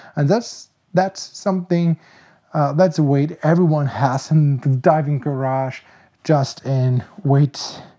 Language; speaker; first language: English; non-native, fluent; German